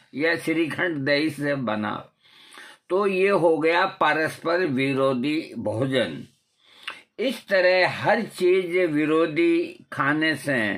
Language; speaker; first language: Hindi; non-native, local second language; Marwari